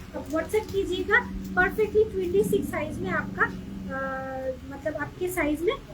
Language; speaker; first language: Hindi; non-native, local second language; Bangla